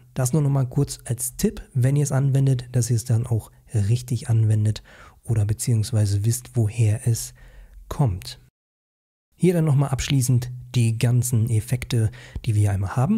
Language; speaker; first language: German; native; German